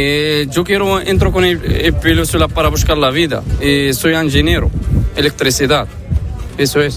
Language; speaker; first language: Spanish; non-native, learner; Arabic